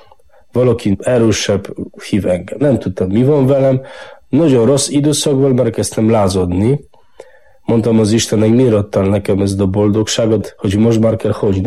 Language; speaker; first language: Hungarian; non-native, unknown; Polish